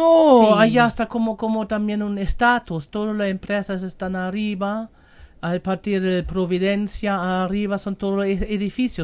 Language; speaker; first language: Spanish; non-native, learner; German